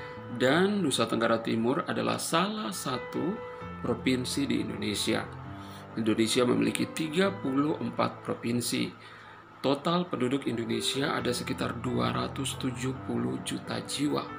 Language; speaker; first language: Indonesian; non-native, fluent; Persian